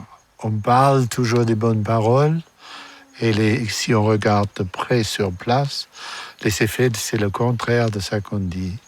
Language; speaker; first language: French; non-native, fluent; German